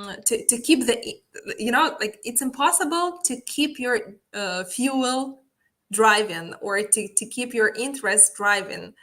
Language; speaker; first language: English; non-native, fluent; Ukrainian